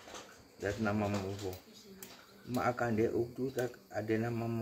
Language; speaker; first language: Dutch; non-native, local second language; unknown